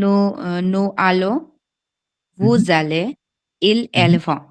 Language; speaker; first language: French; non-native, learner; Bangla